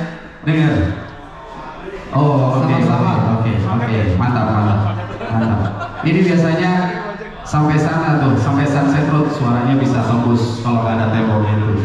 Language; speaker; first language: Indonesian; native; Indonesian